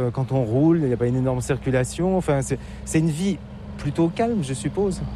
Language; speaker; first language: French; native; French